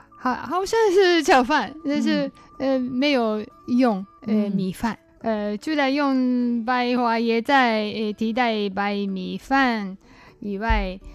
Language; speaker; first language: Chinese; non-native, learner; Japanese